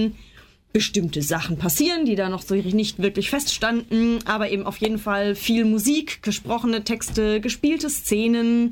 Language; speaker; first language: German; native; German